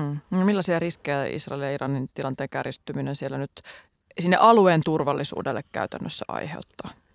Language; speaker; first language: Finnish; native; Finnish